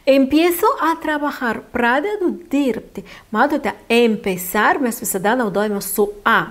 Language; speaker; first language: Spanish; non-native, fluent; Lithuanian